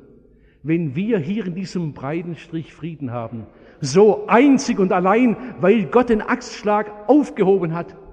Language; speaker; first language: German; native; German